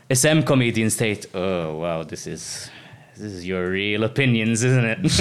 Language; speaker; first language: English; non-native, local second language; Maltese